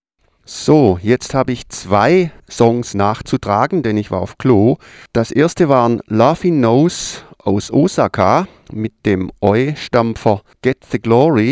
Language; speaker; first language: German; native; German